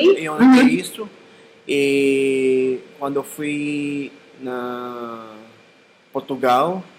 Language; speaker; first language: Portuguese; non-native, learner; Filipino